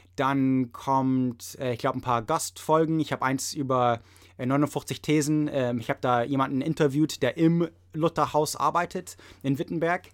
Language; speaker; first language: German; non-native, fluent; English